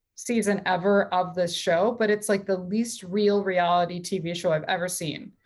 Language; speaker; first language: English; native; English